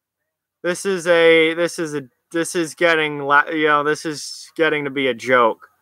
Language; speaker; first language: English; native; English